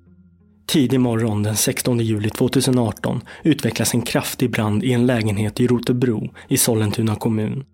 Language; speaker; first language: Swedish; native; Swedish